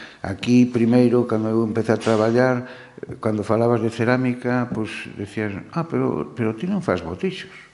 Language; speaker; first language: Galician; non-native, local second language; Spanish